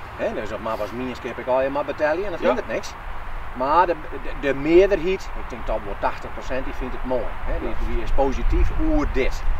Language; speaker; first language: Dutch; non-native, local second language; Western Frisian